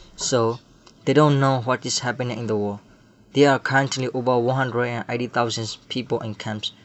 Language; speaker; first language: English; non-native, learner; Burmese